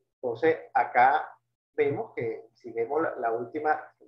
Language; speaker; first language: Spanish; native; Spanish